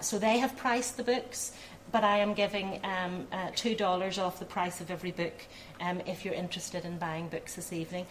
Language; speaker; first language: English; native; English